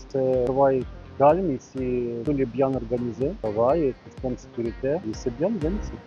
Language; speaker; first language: French; non-native, learner; Ukrainian